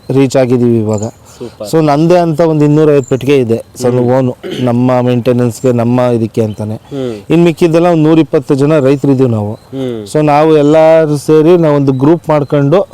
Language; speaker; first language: Kannada; native; Kannada